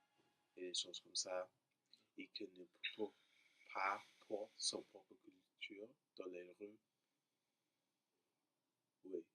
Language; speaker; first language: French; non-native, learner; English